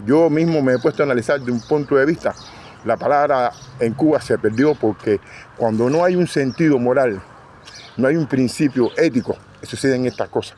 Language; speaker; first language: Spanish; native; Spanish